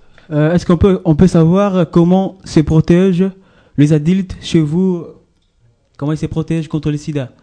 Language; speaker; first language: French; native; French